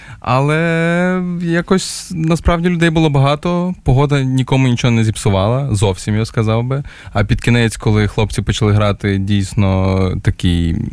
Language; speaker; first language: Ukrainian; native; Ukrainian